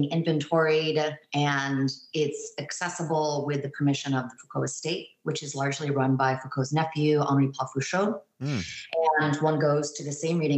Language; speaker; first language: English; native; English